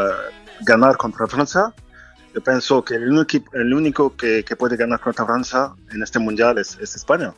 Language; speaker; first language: Spanish; non-native, fluent; French